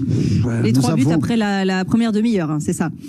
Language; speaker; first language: French; native; French